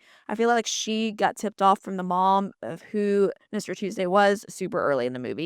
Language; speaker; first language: English; native; English